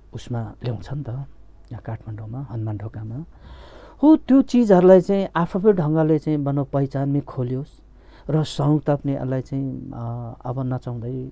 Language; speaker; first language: Nepali; non-native, local second language; Limbu